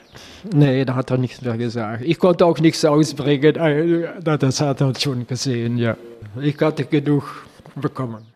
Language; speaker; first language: German; non-native, learner; Dutch